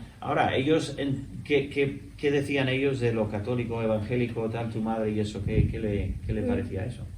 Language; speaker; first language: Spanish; non-native, fluent; English